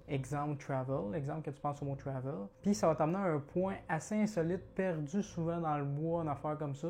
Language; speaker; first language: French; native; French